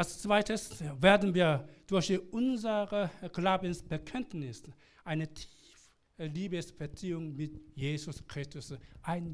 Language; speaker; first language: German; non-native, learner; Korean